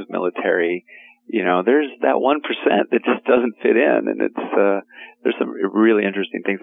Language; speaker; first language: English; native; English